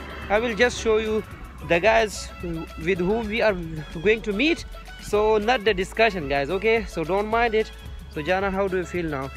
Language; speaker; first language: English; non-native, local second language; Urdu